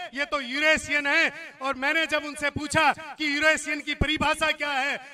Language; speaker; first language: Hindi; non-native, local second language; Marwari